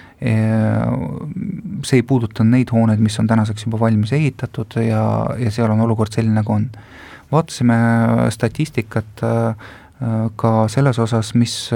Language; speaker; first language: Estonian; non-native, local second language; Russian